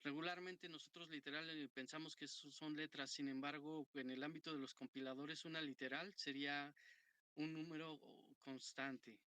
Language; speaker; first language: Spanish; native; Spanish